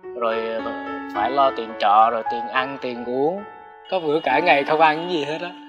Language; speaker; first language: Vietnamese; non-native, local second language; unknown